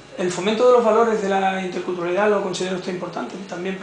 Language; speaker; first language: Spanish; native; Spanish